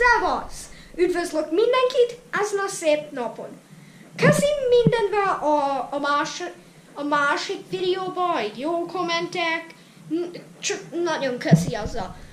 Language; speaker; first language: Hungarian; early bilingual, heritage; Hungarian